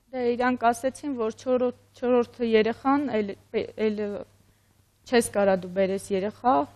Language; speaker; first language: Armenian; native; Armenian